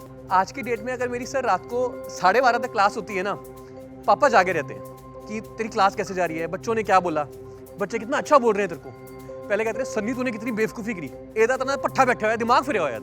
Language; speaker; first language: Hindi; native; Hindi